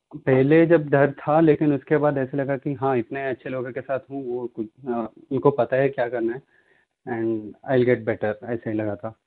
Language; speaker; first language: Hindi; non-native, local second language; Telugu